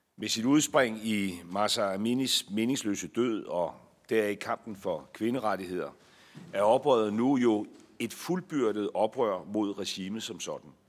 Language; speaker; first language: Danish; native; Danish